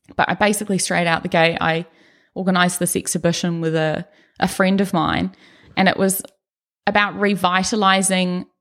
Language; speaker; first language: English; native; English